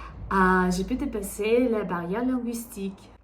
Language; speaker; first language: French; non-native, fluent; Russian